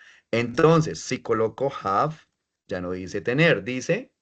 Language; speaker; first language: Spanish; native; Spanish